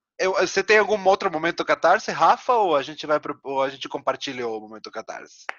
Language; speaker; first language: Portuguese; non-native, fluent; Spanish